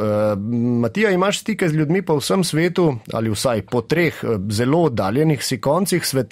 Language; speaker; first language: Slovenian; native; Slovenian